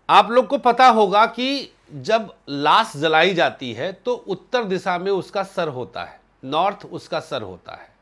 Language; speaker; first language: Hindi; native; Hindi